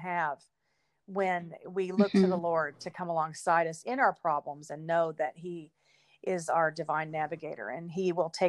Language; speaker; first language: English; native; English